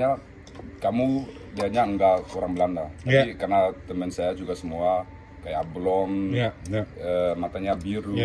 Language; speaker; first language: Indonesian; early bilingual, heritage; Dutch